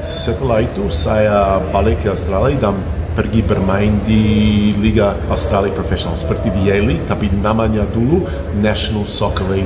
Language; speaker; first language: Indonesian; non-native, fluent; English